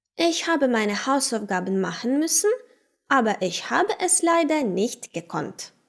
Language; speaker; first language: German; non-native, fluent; Ukrainian